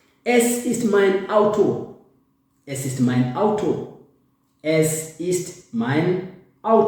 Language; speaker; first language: German; non-native, fluent; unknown